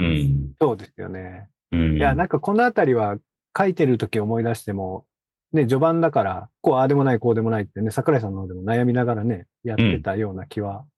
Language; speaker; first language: Japanese; native; Japanese